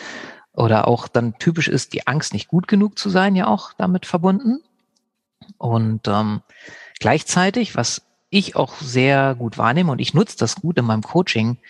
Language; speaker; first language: German; native; German